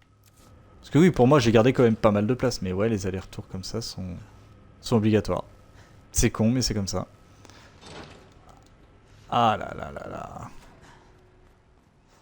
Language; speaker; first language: French; native; French